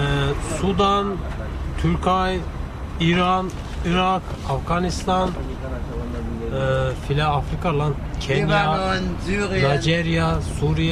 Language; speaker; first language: German; non-native, learner; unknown